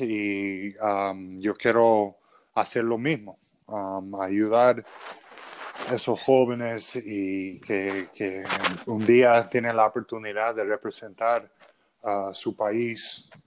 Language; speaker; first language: Spanish; early bilingual, other home language; English